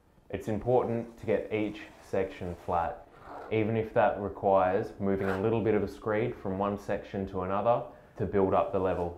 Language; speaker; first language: English; native; English